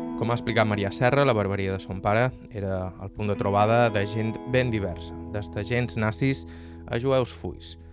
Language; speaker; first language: Catalan; native; Catalan